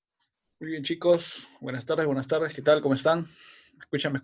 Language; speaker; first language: Spanish; native; Spanish